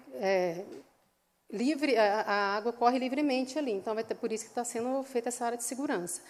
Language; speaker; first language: Portuguese; native; Portuguese